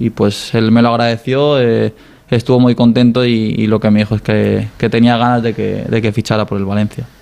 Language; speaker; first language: Spanish; native; Spanish